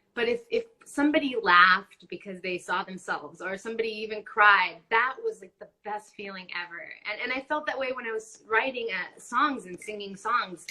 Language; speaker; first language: English; non-native, fluent; Spanish